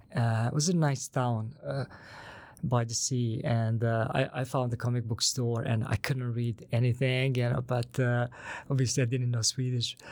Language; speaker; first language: English; non-native, fluent; Bosnian